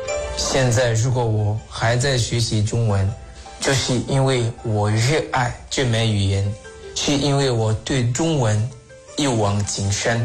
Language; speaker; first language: Chinese; non-native, fluent; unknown